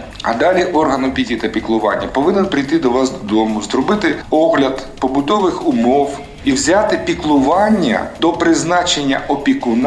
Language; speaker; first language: Ukrainian; non-native, local second language; Russian